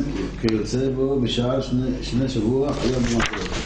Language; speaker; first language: Hebrew; native; Hebrew